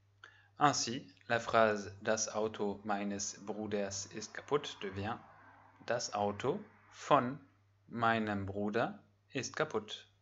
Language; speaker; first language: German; non-native, fluent; French